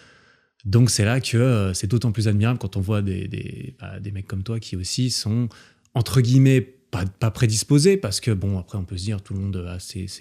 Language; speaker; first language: French; native; French